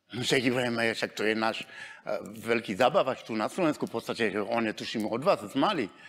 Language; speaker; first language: Slovak; non-native, fluent; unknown